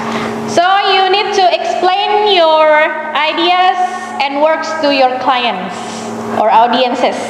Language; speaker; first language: English; non-native, fluent; Indonesian